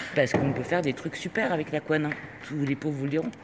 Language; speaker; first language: French; non-native, fluent; Spanish